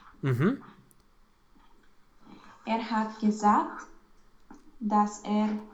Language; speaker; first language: German; non-native, learner; Romanian